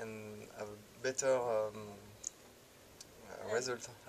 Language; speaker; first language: English; non-native, learner; French